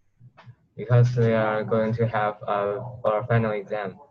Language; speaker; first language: English; non-native, learner; Chinese